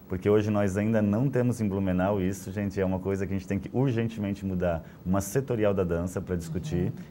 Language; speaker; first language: Portuguese; native; Portuguese